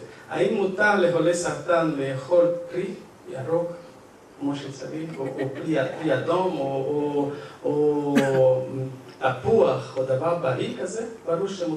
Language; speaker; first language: Hebrew; non-native, fluent; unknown